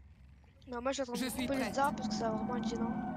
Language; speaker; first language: French; native; French